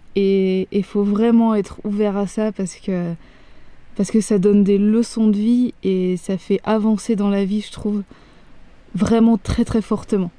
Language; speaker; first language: French; native; French